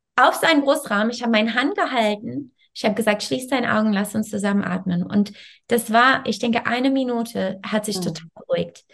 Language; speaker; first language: German; non-native, fluent; English